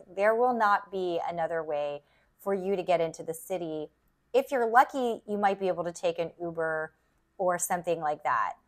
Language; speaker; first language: English; native; English